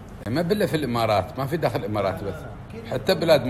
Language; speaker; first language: Arabic; native; Arabic